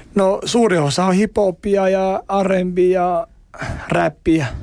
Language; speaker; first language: Finnish; non-native, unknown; Albanian